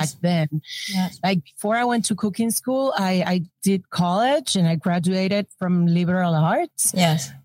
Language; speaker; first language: English; non-native, fluent; Spanish